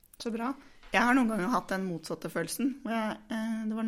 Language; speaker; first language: Norwegian; native; Norwegian